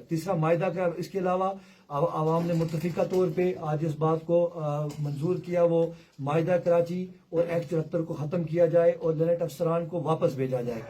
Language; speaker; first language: Urdu; non-native, local second language; Pahari-Potwari